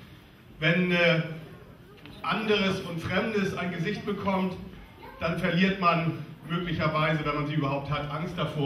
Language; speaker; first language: German; native; German